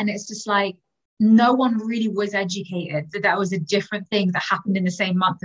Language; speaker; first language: English; native; English